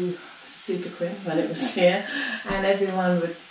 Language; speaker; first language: English; native; English